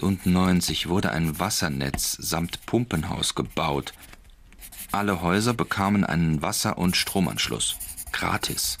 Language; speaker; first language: German; native; German